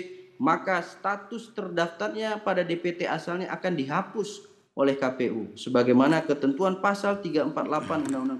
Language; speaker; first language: Indonesian; native; Indonesian